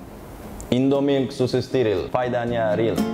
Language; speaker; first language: Indonesian; non-native, learner; Uzbek